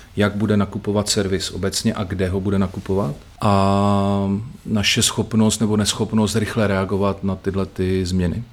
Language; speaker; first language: Czech; native; Czech